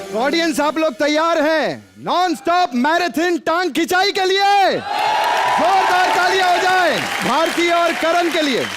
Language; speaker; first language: Hindi; native; Hindi